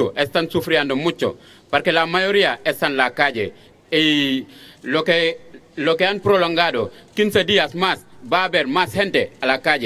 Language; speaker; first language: Spanish; non-native, fluent; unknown